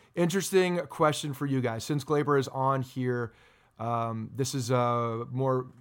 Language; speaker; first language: English; native; English